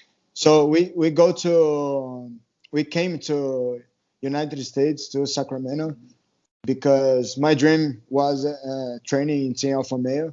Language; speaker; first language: English; non-native, learner; Portuguese